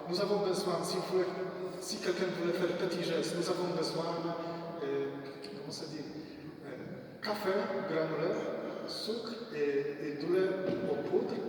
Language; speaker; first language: French; non-native, learner; Polish